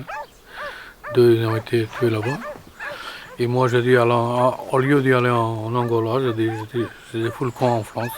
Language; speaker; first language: French; non-native, fluent; Portuguese